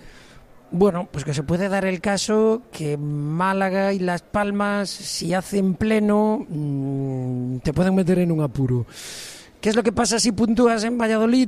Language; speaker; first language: Spanish; native; Spanish